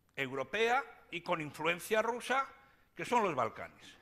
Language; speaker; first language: Spanish; native; Spanish